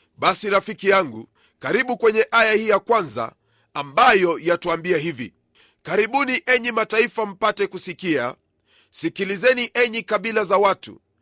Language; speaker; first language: Swahili; non-native, local second language; Luyia